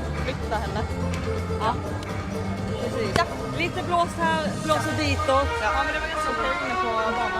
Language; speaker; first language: Swedish; native; Swedish